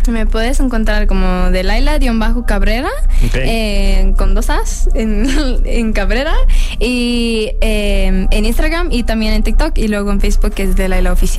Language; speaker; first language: Spanish; early bilingual, heritage; English